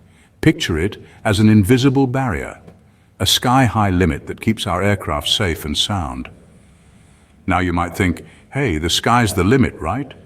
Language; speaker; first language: English; native; English